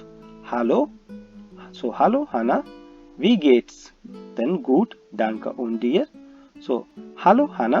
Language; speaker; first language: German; non-native, learner; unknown